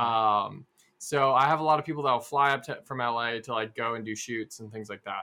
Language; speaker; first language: English; native; English